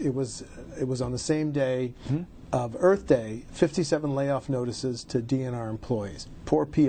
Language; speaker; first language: English; native; English